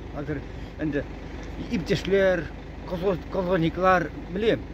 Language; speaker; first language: Tatar; non-native, local second language; Chuvash